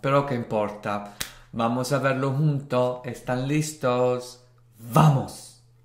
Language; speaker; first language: Spanish; non-native, fluent; Italian